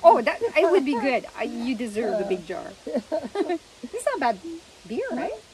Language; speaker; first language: English; early bilingual, other home language; French